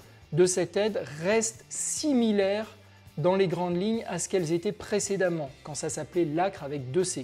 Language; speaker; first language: French; native; French